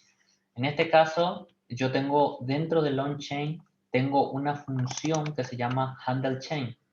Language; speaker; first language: Spanish; native; Spanish